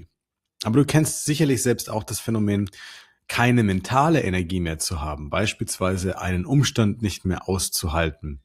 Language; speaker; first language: German; native; German